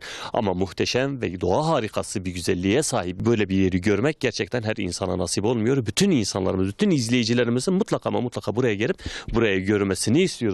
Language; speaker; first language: Turkish; native; Turkish